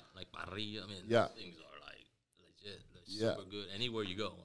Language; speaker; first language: English; early bilingual, other home language; Spanish